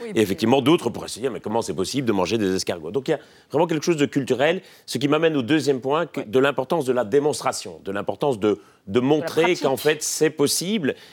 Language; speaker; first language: French; native; French